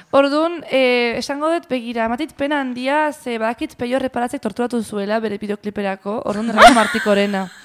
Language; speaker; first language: Basque; early bilingual, heritage; Basque